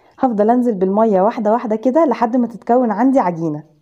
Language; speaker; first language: Arabic; native; Arabic